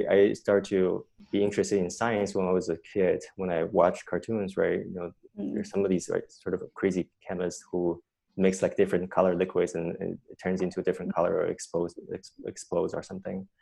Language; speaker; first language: English; non-native, fluent; Chinese